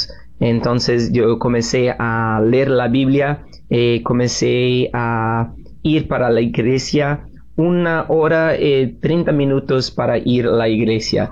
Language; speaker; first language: Spanish; non-native, learner; Portuguese